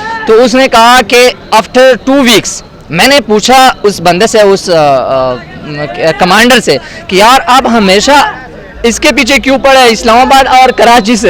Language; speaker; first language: Hindi; non-native, local second language; Pashto